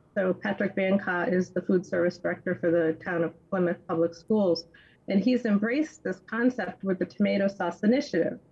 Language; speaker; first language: English; native; English